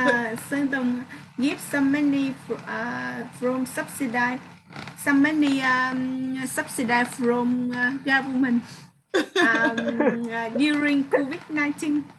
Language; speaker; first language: English; non-native, learner; Vietnamese